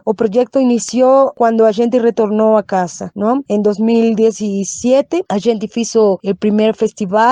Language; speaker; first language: Portuguese; non-native, learner; Spanish